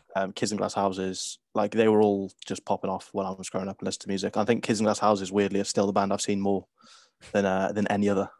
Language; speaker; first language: English; native; English